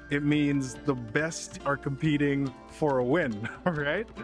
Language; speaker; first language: English; native; English